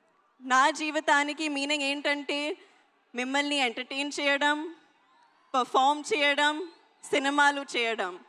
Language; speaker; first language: Telugu; non-native, learner; Hindi